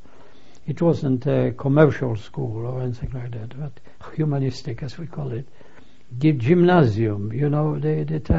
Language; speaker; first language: English; non-native, fluent; Polish